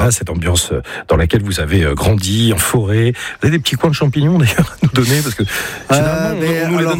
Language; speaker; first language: French; native; French